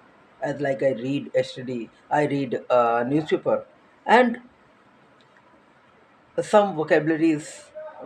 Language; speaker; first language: English; non-native, learner; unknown